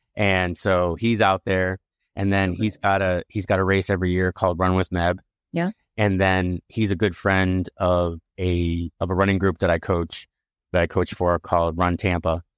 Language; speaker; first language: English; native; English